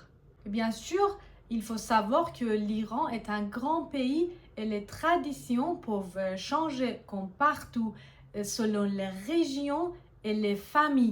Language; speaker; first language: French; non-native, fluent; Persian